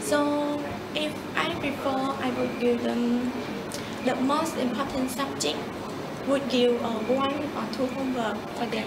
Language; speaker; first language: English; non-native, learner; Khmer